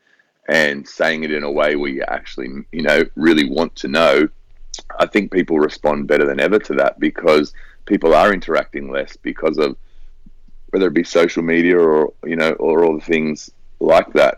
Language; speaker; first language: English; native; English